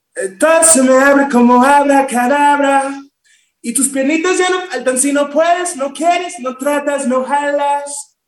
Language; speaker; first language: Spanish; early bilingual, heritage; Spanish